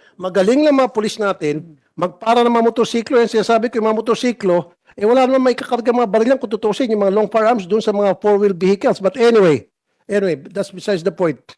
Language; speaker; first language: Filipino; native; Filipino